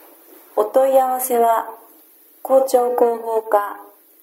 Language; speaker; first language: Japanese; native; Japanese